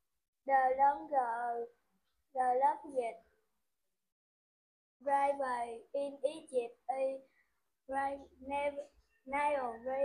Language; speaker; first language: English; non-native, learner; Vietnamese